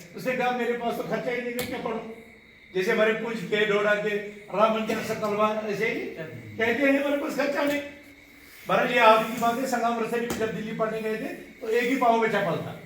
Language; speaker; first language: Urdu; non-native, local second language; Kashmiri